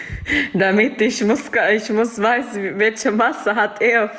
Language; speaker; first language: German; non-native, learner; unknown